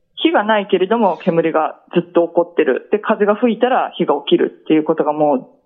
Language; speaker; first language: Japanese; native; Japanese